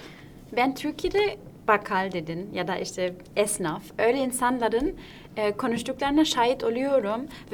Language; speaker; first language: Turkish; non-native, fluent; German